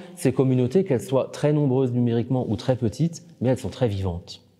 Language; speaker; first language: French; native; French